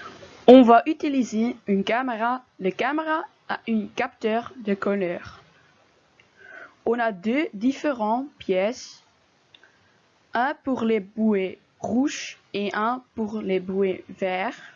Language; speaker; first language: French; non-native, local second language; Dutch